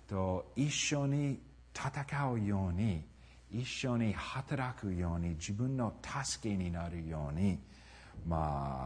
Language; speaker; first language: Japanese; non-native, fluent; English